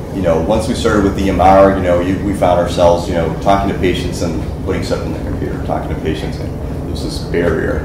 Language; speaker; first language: English; native; English